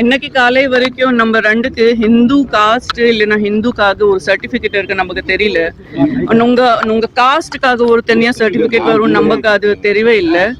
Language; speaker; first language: Tamil; non-native, fluent; Gujarati